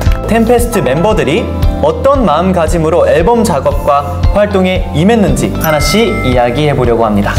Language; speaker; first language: Korean; native; Korean